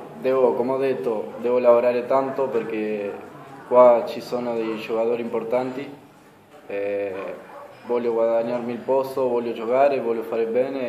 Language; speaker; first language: Italian; non-native, fluent; Spanish